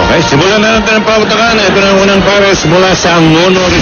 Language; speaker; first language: Filipino; native; Filipino